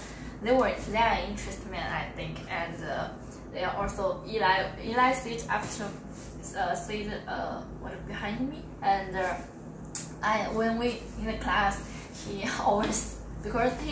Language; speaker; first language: English; non-native, learner; Chinese